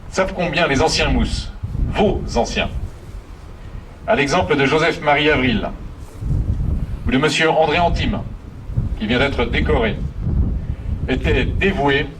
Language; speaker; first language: French; native; French